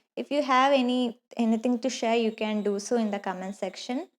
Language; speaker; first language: English; non-native, local second language; Malayalam